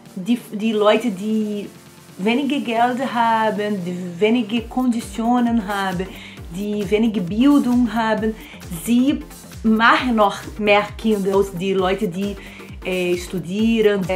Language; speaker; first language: German; non-native, fluent; Portuguese